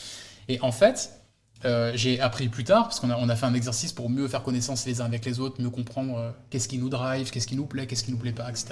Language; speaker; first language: French; native; French